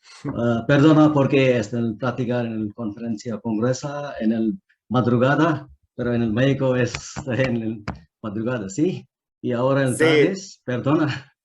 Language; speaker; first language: Spanish; non-native, learner; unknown